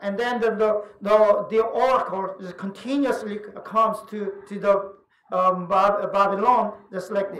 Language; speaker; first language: English; non-native, fluent; Korean